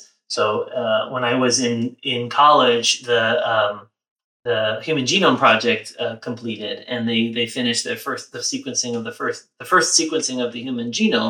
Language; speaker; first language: English; native; English